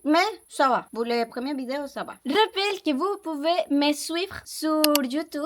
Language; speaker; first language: French; non-native, learner; Spanish